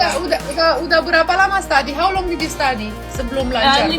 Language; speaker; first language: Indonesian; non-native, fluent; Romanian